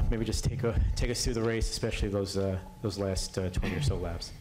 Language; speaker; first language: English; native; English